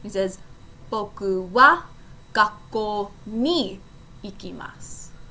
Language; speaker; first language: Japanese; non-native, fluent; English